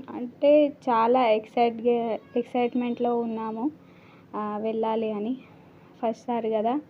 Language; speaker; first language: Telugu; non-native, learner; Marathi